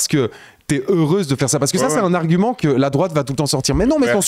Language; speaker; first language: French; native; French